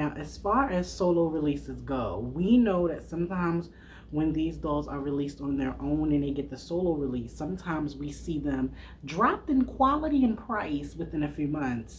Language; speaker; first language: English; native; English